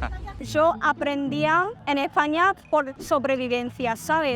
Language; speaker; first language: Spanish; non-native, fluent; Filipino